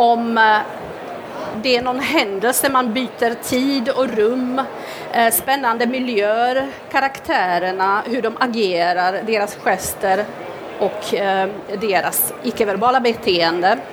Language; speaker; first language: Swedish; non-native, fluent; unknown